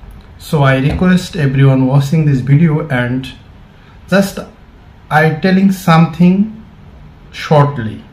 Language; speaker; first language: English; non-native, learner; Bangla